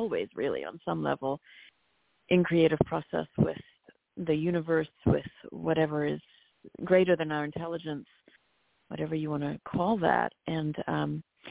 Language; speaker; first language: English; native; English